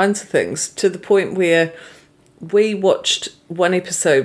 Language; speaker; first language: English; native; English